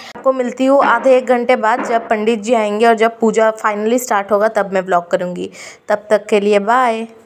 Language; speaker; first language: Hindi; non-native, local second language; Bangla